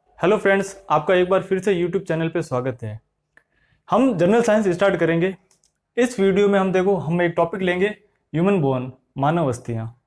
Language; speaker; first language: Hindi; native; Hindi